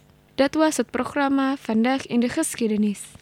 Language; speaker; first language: Dutch; non-native, learner; Indonesian